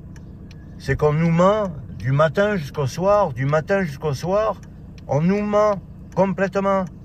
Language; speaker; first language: French; native; French